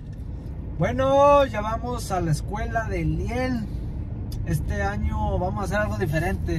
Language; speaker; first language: Spanish; native; Spanish